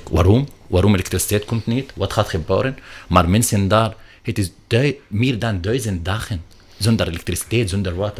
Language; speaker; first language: Dutch; non-native, learner; Arabic